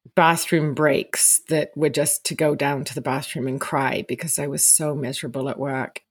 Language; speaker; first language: English; native; English